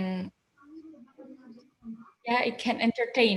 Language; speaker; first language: English; non-native, fluent; Indonesian